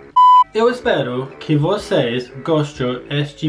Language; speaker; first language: Portuguese; non-native, learner; English